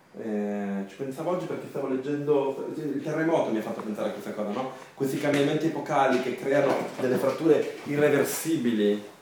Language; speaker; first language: Italian; native; Italian